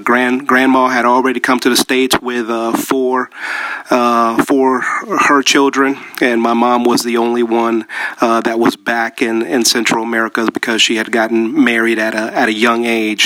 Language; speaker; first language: English; early bilingual, other home language; Spanish